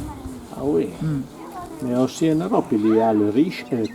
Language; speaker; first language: French; non-native, learner; Italian